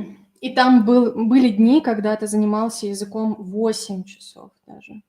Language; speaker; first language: Russian; native; Russian